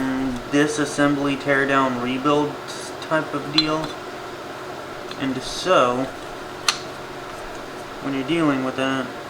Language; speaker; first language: English; native; English